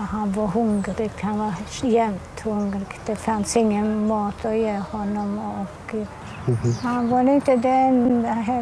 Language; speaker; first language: Swedish; non-native, fluent; Polish